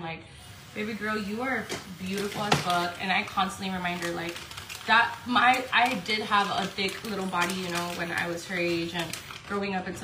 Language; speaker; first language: English; early bilingual, other home language; Spanish